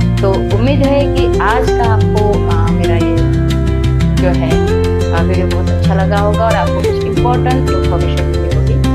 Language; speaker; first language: Hindi; non-native, local second language; Marathi